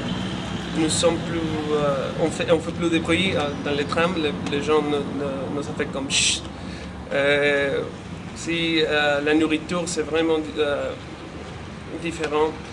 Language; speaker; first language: French; non-native, fluent; Spanish